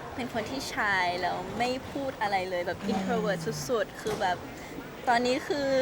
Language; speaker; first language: Thai; native; Thai